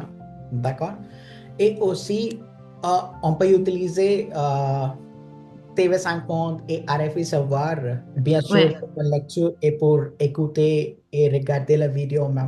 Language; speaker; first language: French; non-native, fluent; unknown